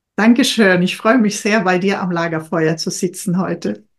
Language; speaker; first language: German; non-native, fluent; Swedish